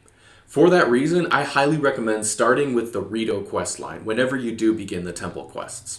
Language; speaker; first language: English; native; English